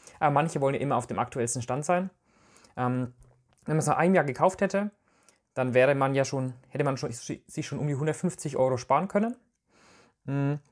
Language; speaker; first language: German; native; German